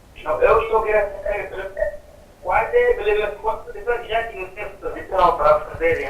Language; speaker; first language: Portuguese; non-native, local second language; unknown